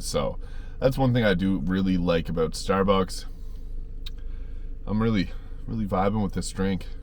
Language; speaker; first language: English; native; English